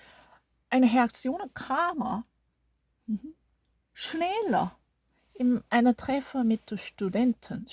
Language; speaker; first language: German; non-native, learner; Korean